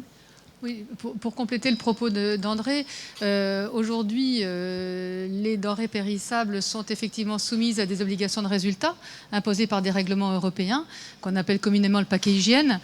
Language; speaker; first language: French; native; French